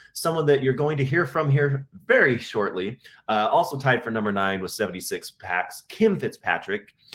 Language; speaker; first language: English; native; English